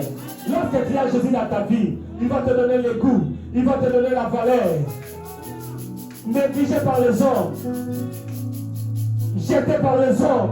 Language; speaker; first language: French; non-native, local second language; Lingala